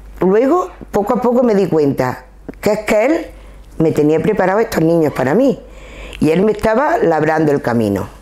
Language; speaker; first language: Spanish; native; Spanish